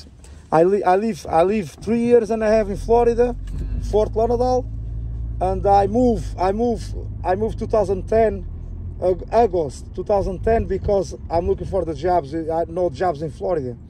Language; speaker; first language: English; non-native, learner; Portuguese